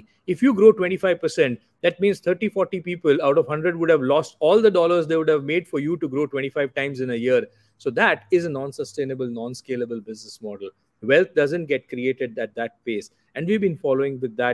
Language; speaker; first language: English; non-native, local second language; Gujarati